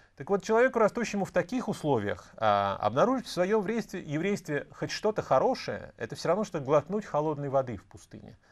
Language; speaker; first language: Russian; native; Russian